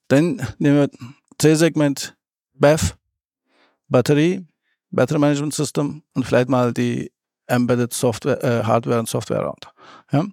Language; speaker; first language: German; early bilingual, other home language; Turkish